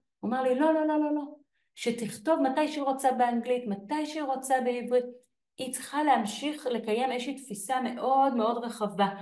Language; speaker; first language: Hebrew; native; Hebrew